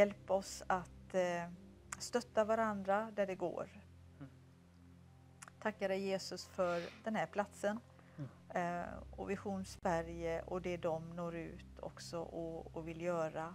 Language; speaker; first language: Swedish; native; Swedish